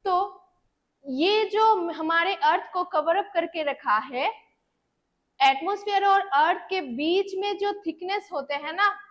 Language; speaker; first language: Hindi; non-native, local second language; Bangla